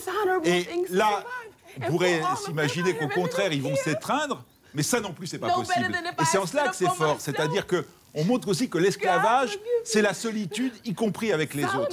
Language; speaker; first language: French; native; French